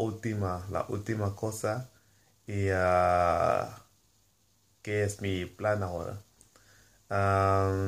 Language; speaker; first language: Spanish; non-native, learner; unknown